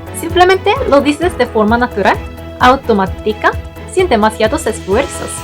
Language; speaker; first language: Spanish; non-native, fluent; Korean